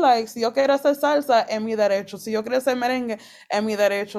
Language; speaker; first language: Spanish; early bilingual, heritage; Spanish